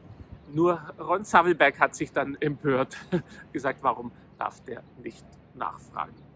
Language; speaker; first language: German; native; German